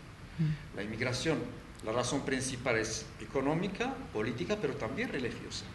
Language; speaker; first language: Spanish; non-native, fluent; Arabic